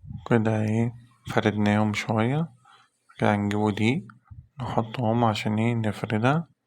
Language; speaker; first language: Arabic; native; Arabic